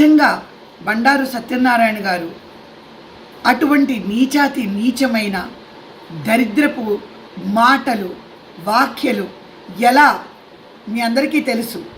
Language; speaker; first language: Telugu; native; Telugu